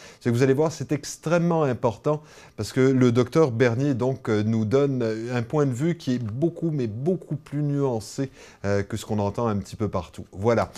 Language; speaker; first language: French; native; French